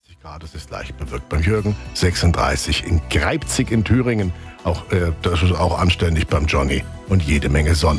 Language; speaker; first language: German; native; German